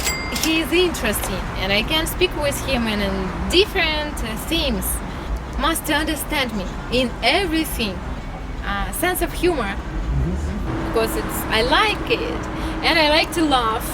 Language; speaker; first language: English; non-native, learner; Russian